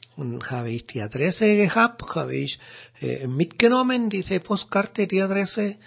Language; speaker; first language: German; non-native, learner; Spanish